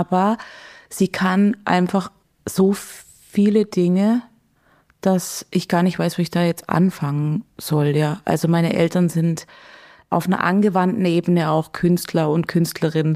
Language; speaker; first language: German; native; German